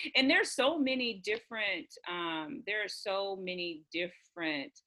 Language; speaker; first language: English; native; English